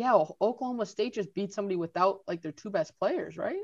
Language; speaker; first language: English; native; English